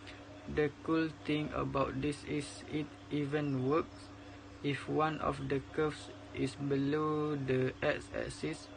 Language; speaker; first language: English; non-native, local second language; Malay